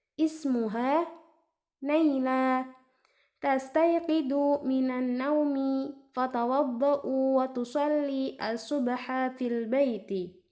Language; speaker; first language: Arabic; non-native, fluent; Indonesian